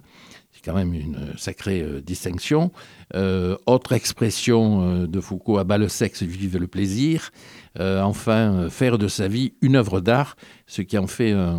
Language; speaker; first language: French; native; French